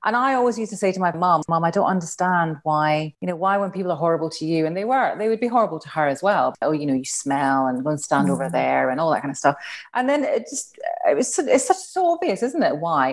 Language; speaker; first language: English; native; English